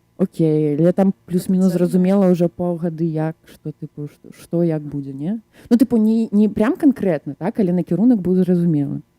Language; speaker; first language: Belarusian; non-native, local second language; Russian